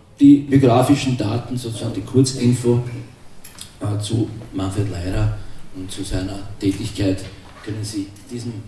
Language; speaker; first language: German; non-native, local second language; Croatian